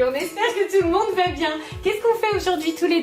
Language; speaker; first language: French; native; French